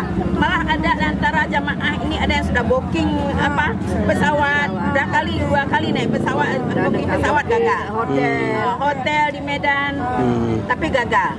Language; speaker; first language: Indonesian; non-native, local second language; Achinese